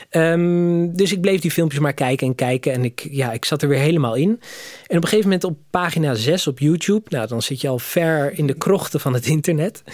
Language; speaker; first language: Dutch; native; Dutch